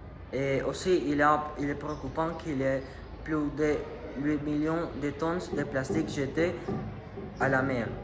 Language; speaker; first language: French; non-native, learner; Spanish